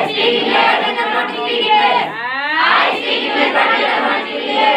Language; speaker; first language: English; non-native, learner; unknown